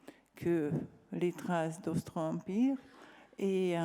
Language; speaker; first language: French; non-native, fluent; Hungarian